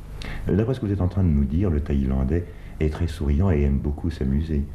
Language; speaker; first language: French; native; French